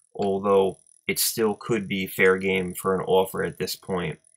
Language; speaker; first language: English; native; English